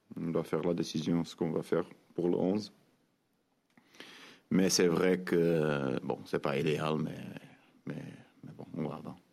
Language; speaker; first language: French; non-native, fluent; Portuguese